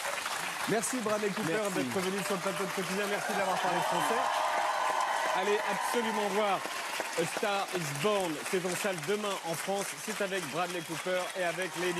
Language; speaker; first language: French; native; French